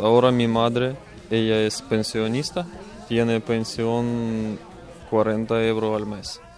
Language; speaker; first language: Spanish; non-native, learner; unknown